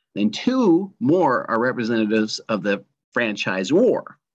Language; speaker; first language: English; native; English